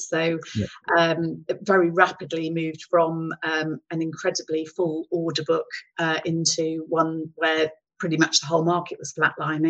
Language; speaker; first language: English; native; English